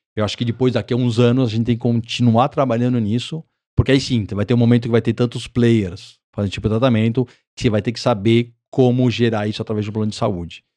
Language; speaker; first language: Portuguese; early bilingual, other home language; Spanish